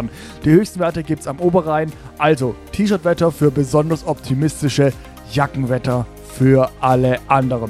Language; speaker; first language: German; native; German